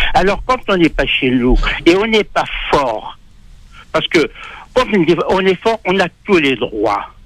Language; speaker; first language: French; non-native, local second language; Arabic